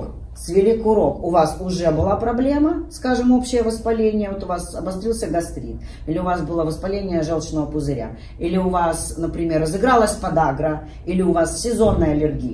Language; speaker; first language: Russian; native; Russian